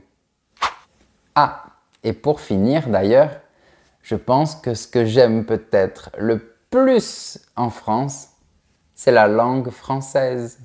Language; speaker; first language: French; native; French